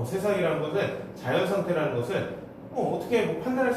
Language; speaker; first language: Korean; native; Korean